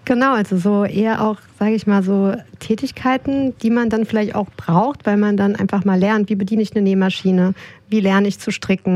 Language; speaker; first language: German; native; German